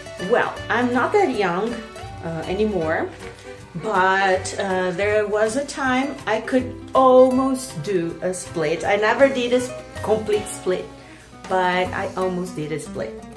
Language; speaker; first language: English; non-native, fluent; Portuguese